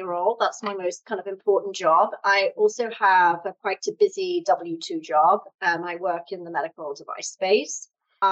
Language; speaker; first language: English; native; English